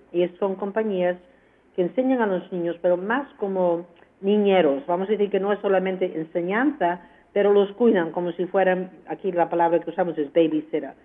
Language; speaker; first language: Spanish; early bilingual, heritage; Spanish